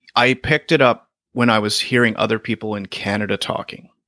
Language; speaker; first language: English; native; English